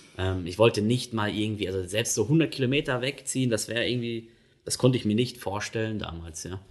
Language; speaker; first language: German; native; German